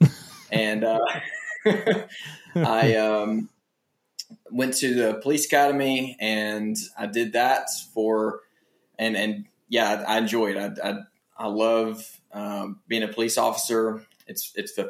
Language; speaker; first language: English; native; English